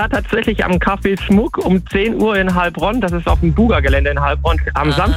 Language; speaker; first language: German; native; German